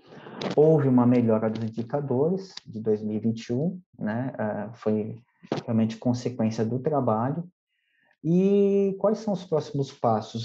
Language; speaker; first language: Portuguese; native; Portuguese